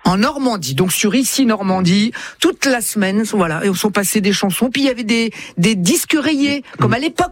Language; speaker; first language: French; native; French